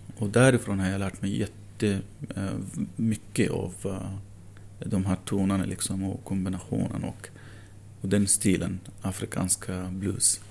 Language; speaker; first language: Swedish; non-native, fluent; Arabic